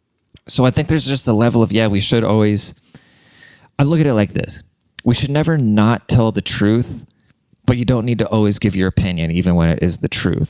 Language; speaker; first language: English; native; English